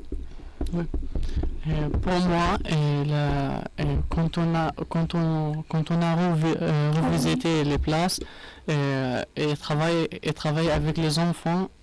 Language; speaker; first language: French; non-native, learner; Arabic